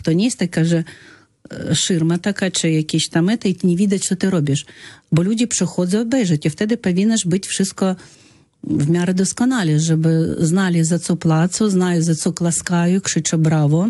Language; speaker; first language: Polish; non-native, learner; Russian